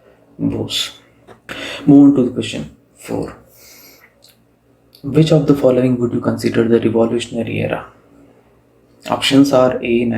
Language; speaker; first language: English; non-native, local second language; Hindi